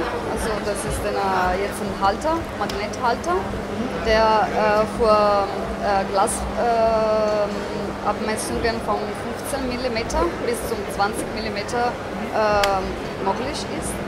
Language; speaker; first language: German; non-native, fluent; Italian